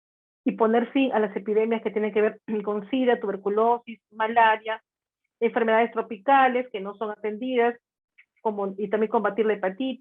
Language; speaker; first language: Spanish; native; Spanish